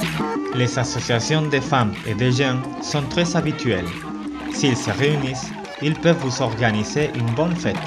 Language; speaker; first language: French; non-native, fluent; Spanish